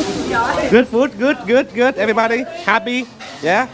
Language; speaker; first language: English; non-native, fluent; Vietnamese